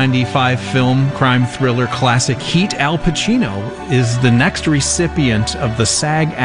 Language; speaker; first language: English; native; English